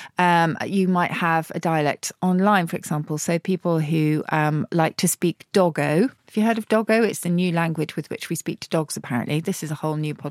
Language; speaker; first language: English; native; English